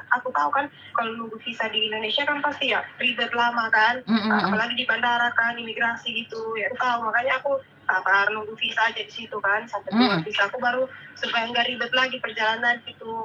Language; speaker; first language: Indonesian; native; Indonesian